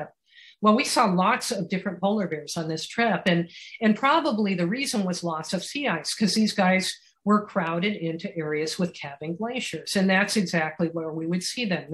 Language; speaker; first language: English; native; English